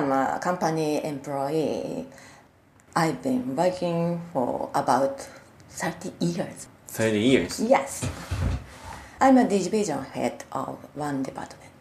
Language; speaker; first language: English; non-native, learner; Japanese